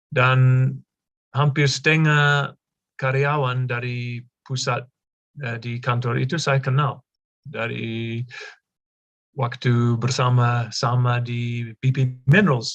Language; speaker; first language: Indonesian; non-native, fluent; English